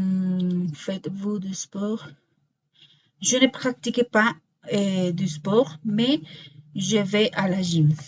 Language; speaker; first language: French; non-native, learner; Spanish